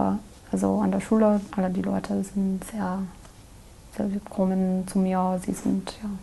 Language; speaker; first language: German; non-native, learner; English